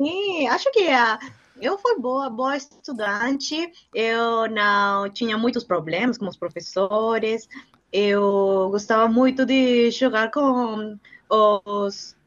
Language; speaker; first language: Portuguese; non-native, learner; Spanish